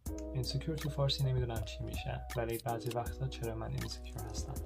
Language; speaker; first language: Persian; early bilingual, heritage; Persian